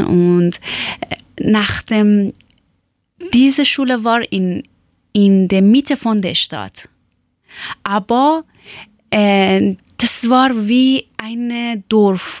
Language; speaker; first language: German; non-native, learner; Persian